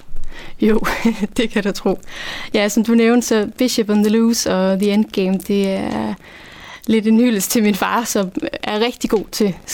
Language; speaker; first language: Danish; native; Danish